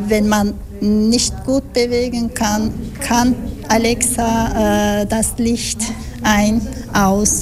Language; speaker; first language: German; non-native, fluent; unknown